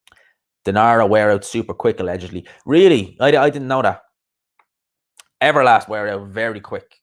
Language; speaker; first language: English; native; English